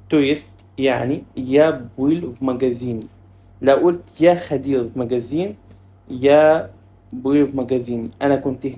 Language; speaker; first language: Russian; non-native, fluent; Arabic